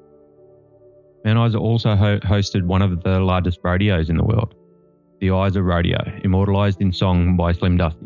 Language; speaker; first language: English; native; English